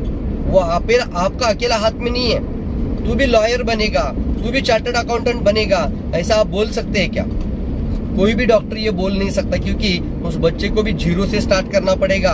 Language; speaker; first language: Hindi; non-native, local second language; Marathi